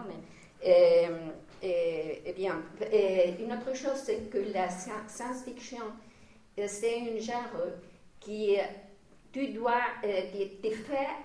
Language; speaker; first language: French; non-native, fluent; Spanish